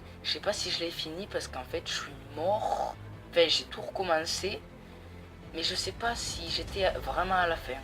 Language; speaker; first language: French; native; French